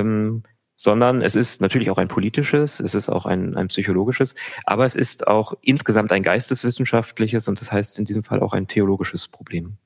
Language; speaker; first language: German; native; German